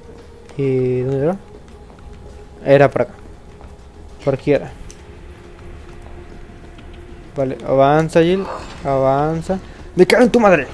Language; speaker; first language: Spanish; native; Spanish